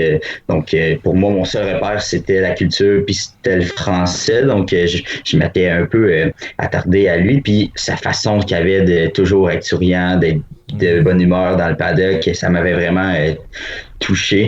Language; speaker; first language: French; native; French